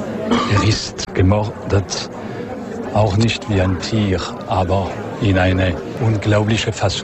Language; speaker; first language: German; non-native, learner; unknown